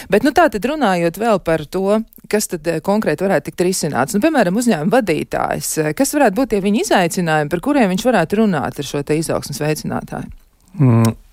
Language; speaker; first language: Latvian; native; Latvian